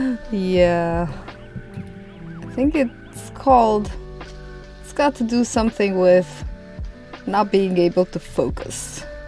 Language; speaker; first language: English; non-native, fluent; Romanian